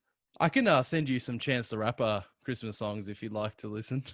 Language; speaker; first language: English; native; English